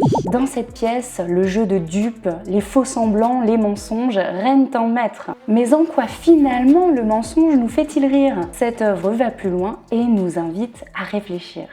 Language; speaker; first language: French; native; French